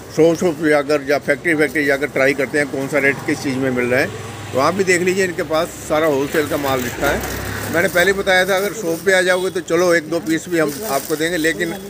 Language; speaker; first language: Hindi; non-native, local second language; Punjabi